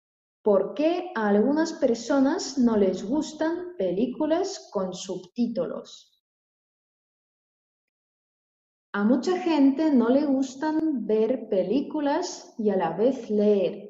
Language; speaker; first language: Spanish; non-native, fluent; Russian